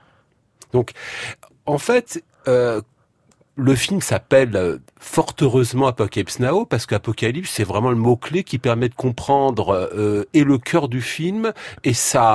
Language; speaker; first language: French; native; French